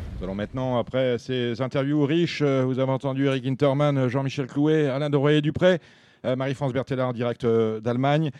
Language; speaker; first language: French; native; French